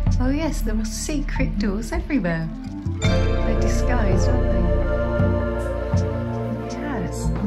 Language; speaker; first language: English; native; English